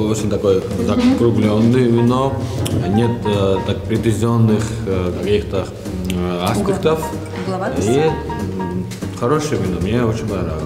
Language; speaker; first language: Russian; non-native, learner; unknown